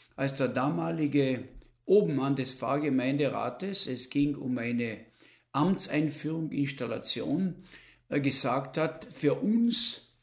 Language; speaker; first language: German; non-native, local second language; Slovenian